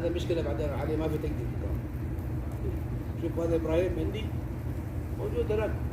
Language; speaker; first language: Arabic; non-native, learner; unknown